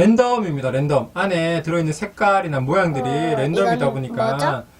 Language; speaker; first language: Korean; native; Korean